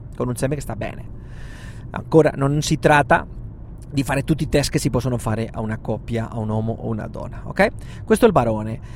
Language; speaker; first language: Italian; non-native, fluent; Spanish